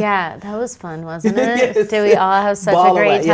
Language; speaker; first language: English; native; English